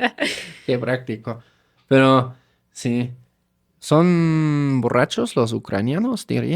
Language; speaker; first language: Spanish; non-native, fluent; German